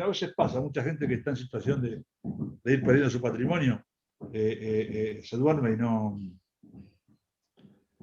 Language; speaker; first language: Spanish; native; Spanish